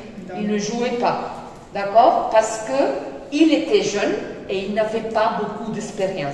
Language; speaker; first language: French; non-native, fluent; Spanish